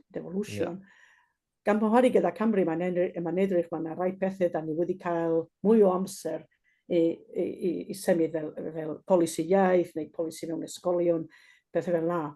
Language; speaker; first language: Welsh; non-native, fluent; Basque